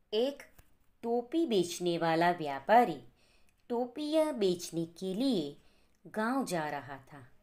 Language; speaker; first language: Hindi; non-native, local second language; Gujarati